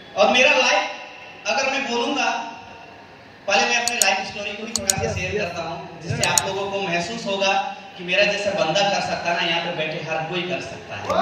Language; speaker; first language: Hindi; non-native, local second language; Nepali